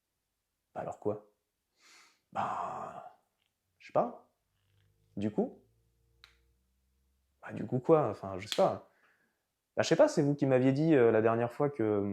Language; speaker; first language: French; native; French